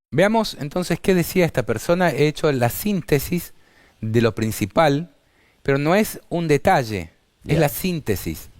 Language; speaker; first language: Spanish; native; Spanish